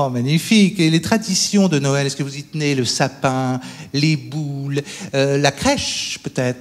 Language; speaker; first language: French; native; French